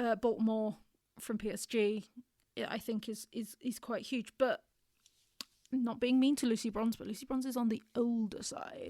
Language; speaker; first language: English; native; English